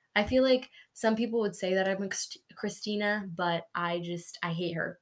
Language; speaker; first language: English; native; English